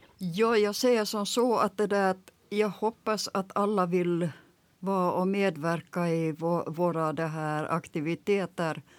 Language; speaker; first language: Swedish; native; Swedish